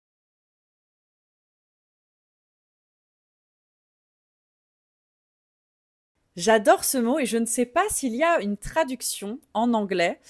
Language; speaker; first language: French; native; French